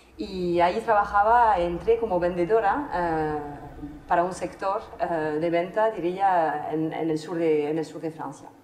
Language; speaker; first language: Spanish; non-native, fluent; French